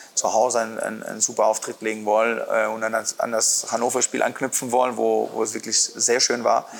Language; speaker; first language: German; non-native, fluent; Spanish